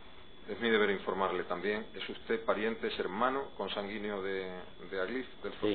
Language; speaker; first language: Spanish; native; Spanish